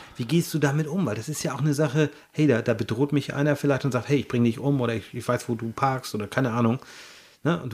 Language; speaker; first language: German; native; German